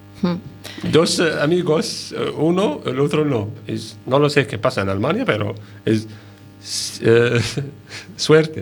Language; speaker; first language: Spanish; non-native, learner; Arabic